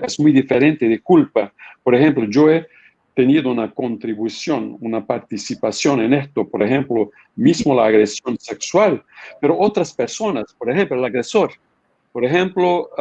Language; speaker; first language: Spanish; non-native, fluent; Portuguese